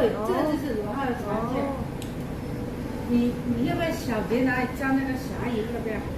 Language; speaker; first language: Chinese; native; Chinese